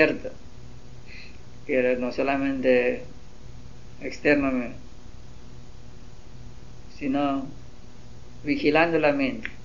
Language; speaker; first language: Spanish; non-native, learner; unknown